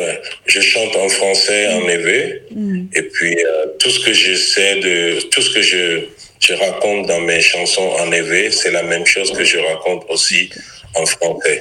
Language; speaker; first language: French; non-native, local second language; Ewe